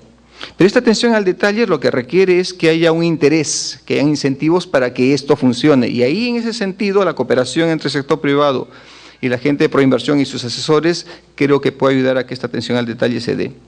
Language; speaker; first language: Spanish; native; Spanish